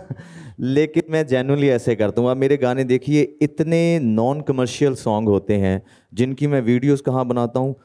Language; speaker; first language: Hindi; native; Hindi